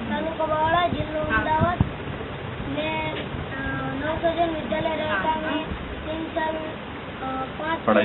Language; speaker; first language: Hindi; non-native, local second language; Gujarati